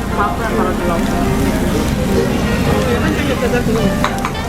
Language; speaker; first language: Korean; early bilingual, heritage; Korean